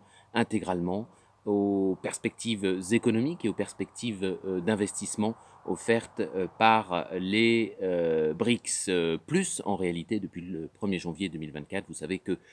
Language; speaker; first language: French; native; French